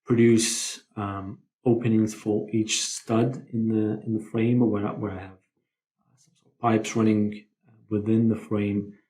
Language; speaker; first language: English; non-native, fluent; Lithuanian